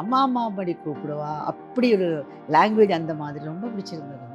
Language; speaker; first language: Tamil; non-native, learner; Malayalam